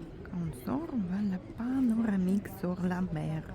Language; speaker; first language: French; non-native, fluent; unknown